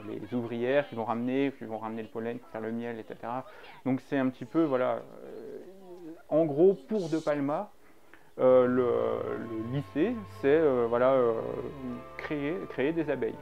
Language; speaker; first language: French; native; French